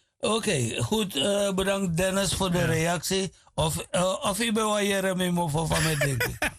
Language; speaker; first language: Dutch; native; Dutch